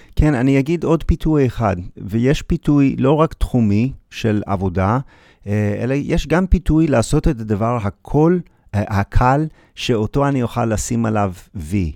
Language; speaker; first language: Hebrew; non-native, fluent; English